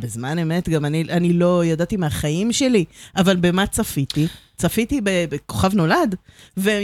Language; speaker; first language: Hebrew; native; Hebrew